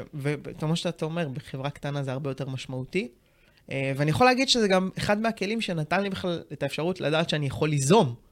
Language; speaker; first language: Hebrew; native; Hebrew